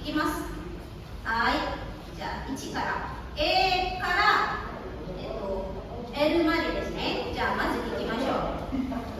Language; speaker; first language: Japanese; non-native, fluent; Indonesian